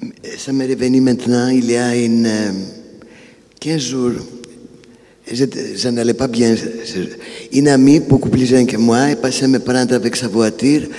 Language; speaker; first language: French; non-native, fluent; Greek